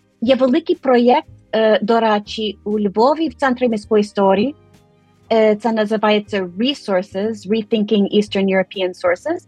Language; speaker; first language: Ukrainian; non-native, fluent; English